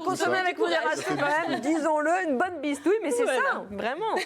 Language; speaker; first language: French; native; French